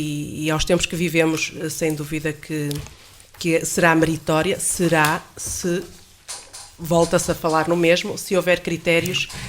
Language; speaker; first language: Portuguese; native; Portuguese